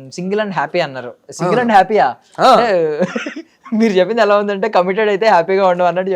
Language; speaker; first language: Telugu; native; Telugu